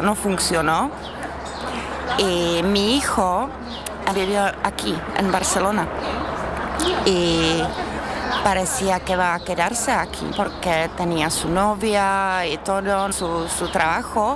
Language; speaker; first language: Spanish; non-native, fluent; Czech